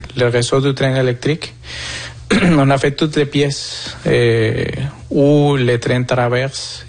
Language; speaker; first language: French; non-native, fluent; Spanish